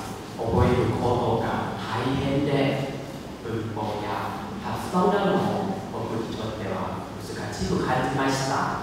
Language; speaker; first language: Japanese; non-native, fluent; Thai